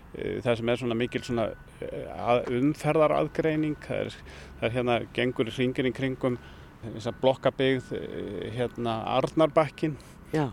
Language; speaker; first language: Icelandic; native; Icelandic